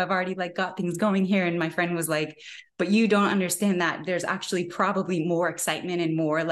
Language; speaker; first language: English; native; English